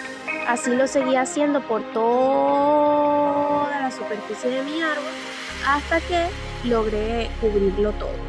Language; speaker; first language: Spanish; native; Spanish